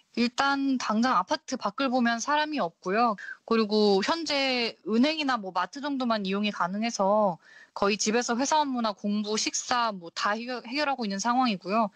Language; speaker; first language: Korean; native; Korean